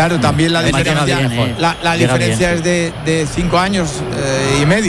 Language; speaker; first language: Spanish; native; Spanish